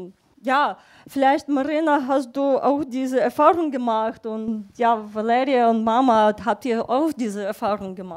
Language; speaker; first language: German; non-native, fluent; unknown